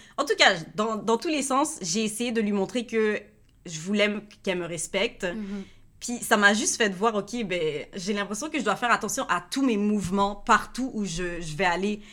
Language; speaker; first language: French; native; French